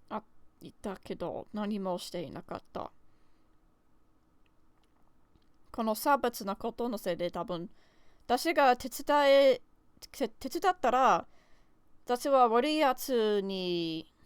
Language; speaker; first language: Japanese; non-native, learner; English